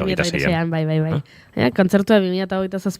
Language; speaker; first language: Basque; native; Basque